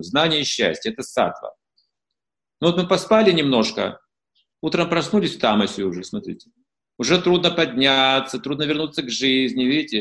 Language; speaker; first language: Russian; native; Russian